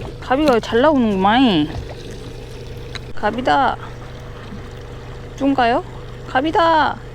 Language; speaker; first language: Korean; native; Korean